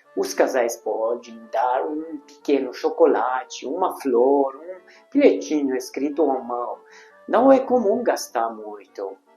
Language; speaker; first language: Portuguese; non-native, fluent; Hungarian